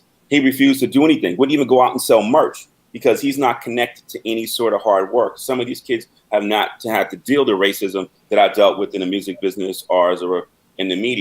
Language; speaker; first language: English; native; English